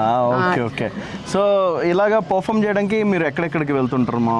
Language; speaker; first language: Telugu; native; Telugu